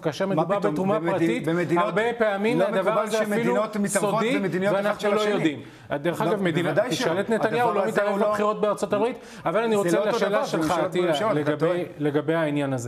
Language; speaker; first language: Hebrew; native; Hebrew